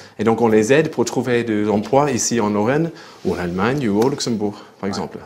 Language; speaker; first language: French; non-native, fluent; English